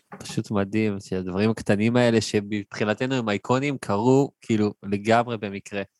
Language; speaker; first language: Hebrew; native; Hebrew